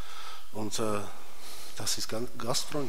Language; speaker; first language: German; non-native, fluent; Polish